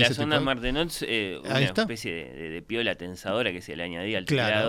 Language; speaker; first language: Spanish; native; Spanish